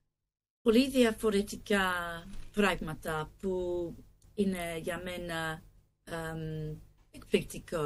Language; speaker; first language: Greek; non-native, learner; English